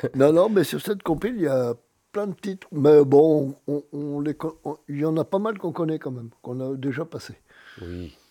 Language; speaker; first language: French; native; French